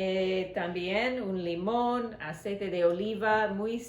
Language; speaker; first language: Spanish; non-native, learner; English